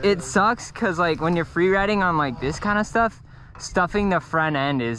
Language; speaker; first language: English; native; English